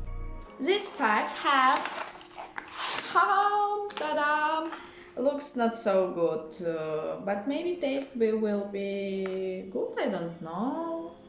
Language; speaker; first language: English; non-native, learner; Russian